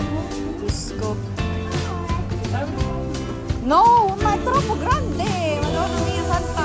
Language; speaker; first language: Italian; non-native, learner; Filipino